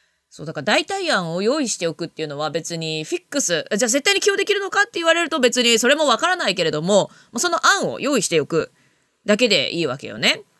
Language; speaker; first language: Japanese; native; Japanese